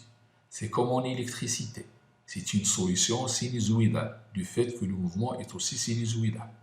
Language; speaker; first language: French; non-native, local second language; Arabic